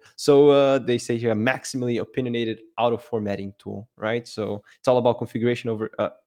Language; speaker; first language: English; non-native, fluent; Portuguese